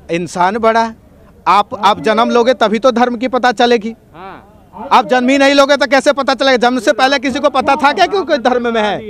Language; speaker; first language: Hindi; native; Hindi